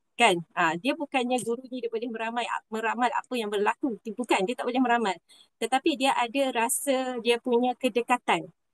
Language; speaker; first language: Malay; native; Malay